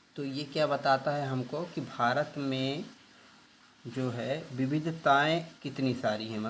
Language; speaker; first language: Hindi; native; Hindi